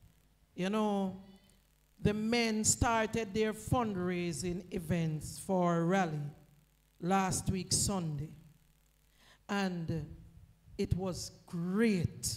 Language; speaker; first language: English; non-native, local second language; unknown